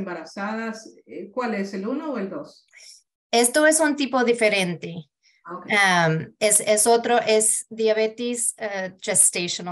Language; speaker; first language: Spanish; early bilingual, heritage; Spanish